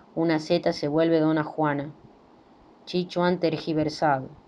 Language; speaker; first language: Spanish; native; Spanish